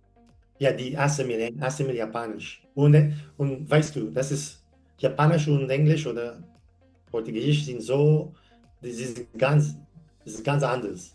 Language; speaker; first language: German; non-native, learner; English